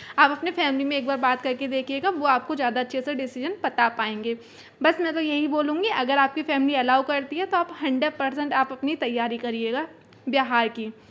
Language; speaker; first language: Hindi; native; Hindi